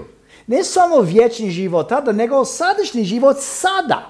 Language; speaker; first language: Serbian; early bilingual, heritage; Serbian